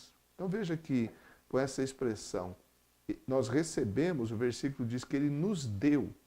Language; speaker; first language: Portuguese; native; Portuguese